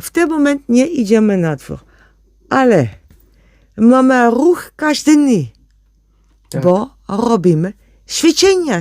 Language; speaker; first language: Polish; non-native, learner; Dutch